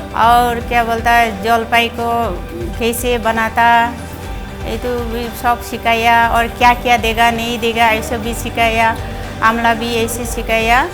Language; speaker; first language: Hindi; non-native, local second language; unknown